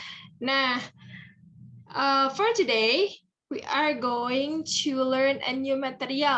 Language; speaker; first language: English; non-native, fluent; Indonesian